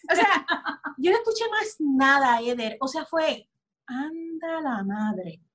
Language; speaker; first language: Spanish; native; Spanish